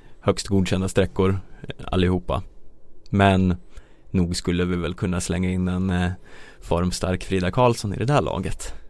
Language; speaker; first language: Swedish; native; Swedish